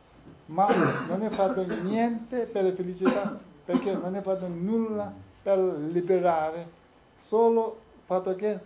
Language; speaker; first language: Italian; non-native, learner; Tibetan